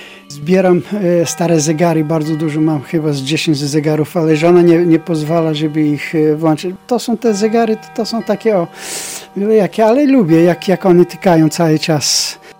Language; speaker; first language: Polish; non-native, fluent; Bulgarian